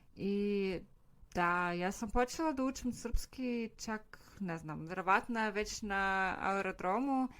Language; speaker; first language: Bosnian; non-native, fluent; Russian